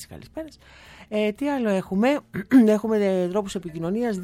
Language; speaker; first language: Greek; native; Greek